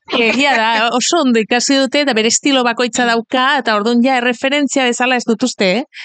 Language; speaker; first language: Basque; non-native, fluent; Catalan